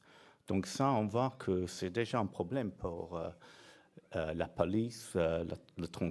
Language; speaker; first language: French; non-native, fluent; English